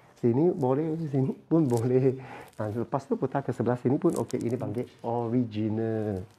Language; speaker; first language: Malay; non-native, local second language; Chinese